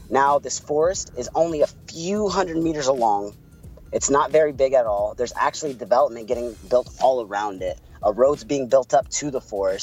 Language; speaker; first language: English; non-native, fluent; Spanish